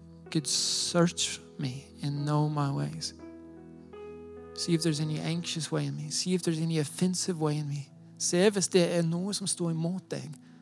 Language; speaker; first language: Norwegian; non-native, fluent; English